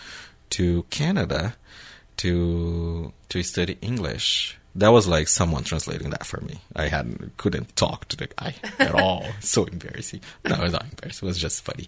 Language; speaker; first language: English; non-native, fluent; Portuguese